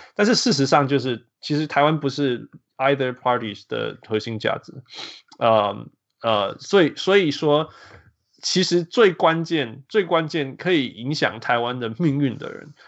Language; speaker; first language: Chinese; early bilingual, heritage; Chinese